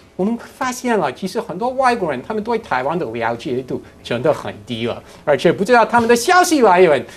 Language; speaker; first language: Chinese; non-native, fluent; English